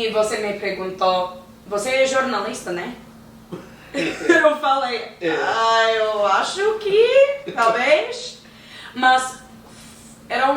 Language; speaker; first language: Portuguese; non-native, learner; English